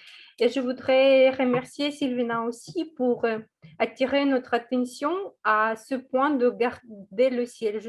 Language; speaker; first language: French; non-native, fluent; Russian